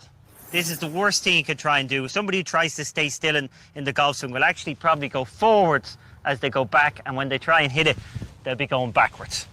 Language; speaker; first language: English; native; English